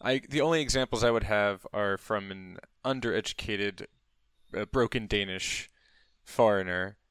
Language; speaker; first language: English; native; English